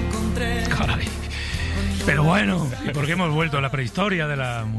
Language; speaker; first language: Spanish; native; Spanish